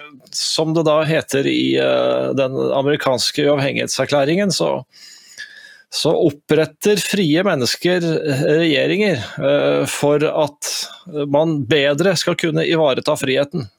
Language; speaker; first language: Norwegian; native; Norwegian